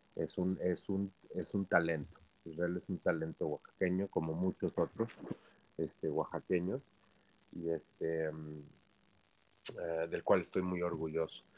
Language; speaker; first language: Spanish; native; Spanish